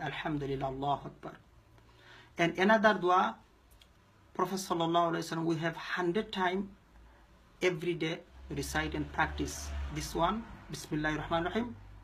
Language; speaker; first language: English; non-native, local second language; Bangla